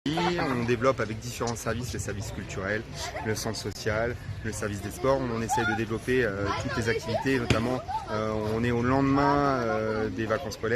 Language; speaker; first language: French; native; French